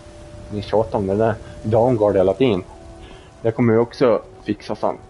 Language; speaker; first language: Swedish; native; Swedish